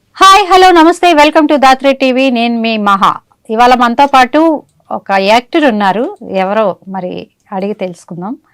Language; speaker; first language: Telugu; native; Telugu